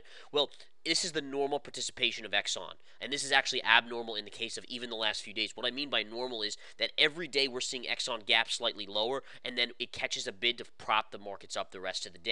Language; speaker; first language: English; native; English